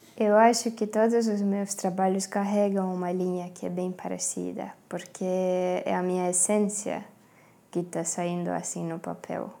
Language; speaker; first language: Portuguese; non-native, fluent; Estonian